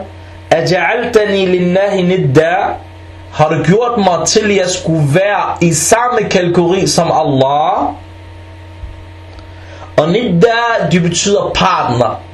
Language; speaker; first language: Danish; early bilingual, other home language; Arabic